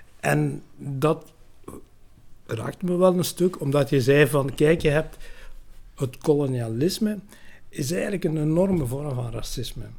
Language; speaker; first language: Dutch; early bilingual, other home language; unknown